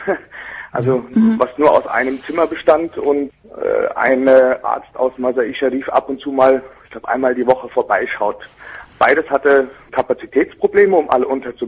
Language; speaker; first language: German; native; German